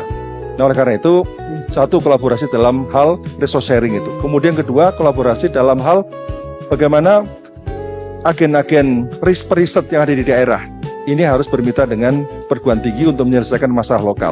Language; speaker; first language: Indonesian; native; Indonesian